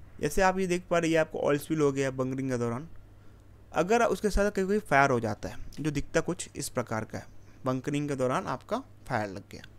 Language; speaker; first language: Hindi; native; Hindi